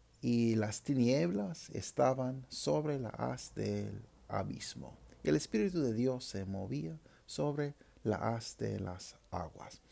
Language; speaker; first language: Spanish; non-native, fluent; English